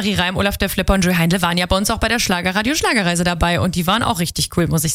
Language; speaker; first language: German; native; German